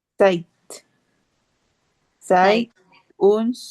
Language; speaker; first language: German; non-native, learner; Filipino